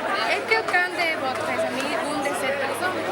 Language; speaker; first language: French; non-native, learner; Spanish